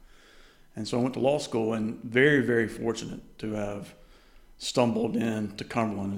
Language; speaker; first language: English; native; English